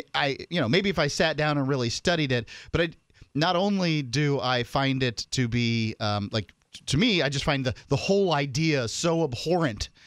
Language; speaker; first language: English; native; English